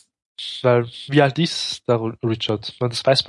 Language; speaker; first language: German; native; German